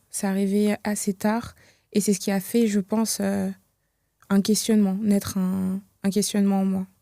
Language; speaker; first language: French; early bilingual, other home language; Kinyarwanda